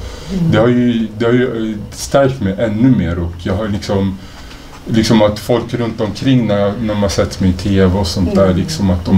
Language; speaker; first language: Swedish; native; Swedish